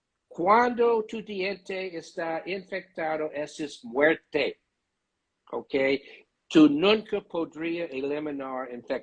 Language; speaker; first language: Spanish; non-native, learner; English